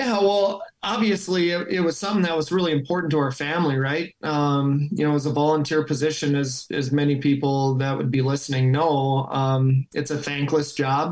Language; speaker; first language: English; native; English